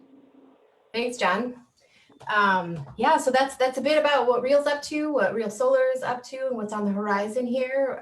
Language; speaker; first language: English; native; English